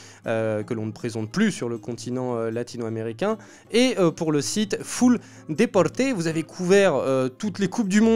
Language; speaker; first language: French; native; French